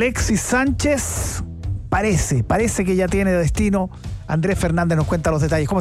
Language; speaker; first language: Spanish; native; Spanish